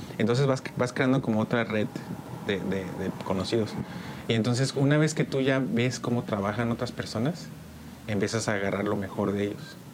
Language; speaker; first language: Spanish; early bilingual, heritage; Spanish